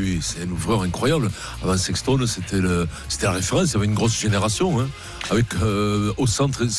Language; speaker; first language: French; native; French